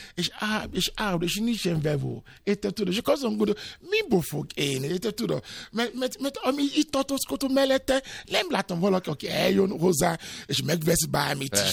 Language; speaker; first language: Hungarian; non-native, fluent; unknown